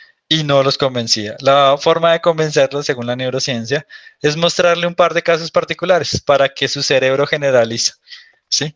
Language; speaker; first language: Spanish; native; Spanish